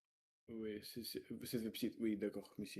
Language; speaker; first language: French; non-native, learner; Russian